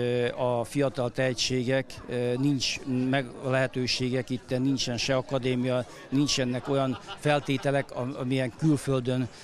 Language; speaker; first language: Hungarian; non-native, local second language; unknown